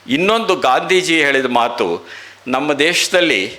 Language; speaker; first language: Kannada; native; Kannada